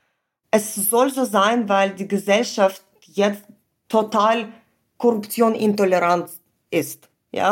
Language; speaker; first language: German; non-native, fluent; Ukrainian